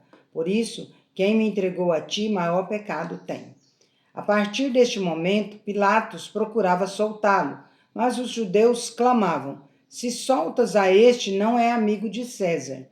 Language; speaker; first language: Portuguese; native; Portuguese